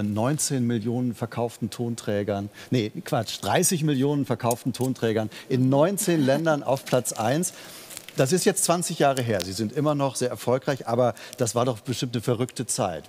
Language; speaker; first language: German; native; German